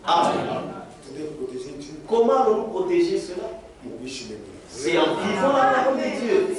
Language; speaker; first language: French; non-native, local second language; Swahili